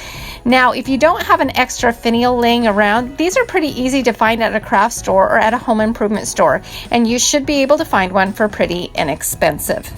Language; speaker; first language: English; native; English